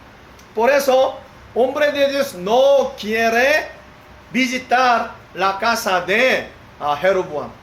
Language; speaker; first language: Spanish; non-native, learner; Korean